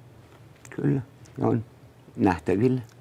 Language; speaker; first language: Finnish; non-native, learner; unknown